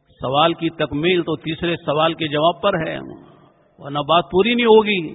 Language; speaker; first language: Urdu; native; Urdu